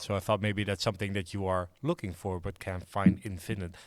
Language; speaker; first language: English; non-native, fluent; Dutch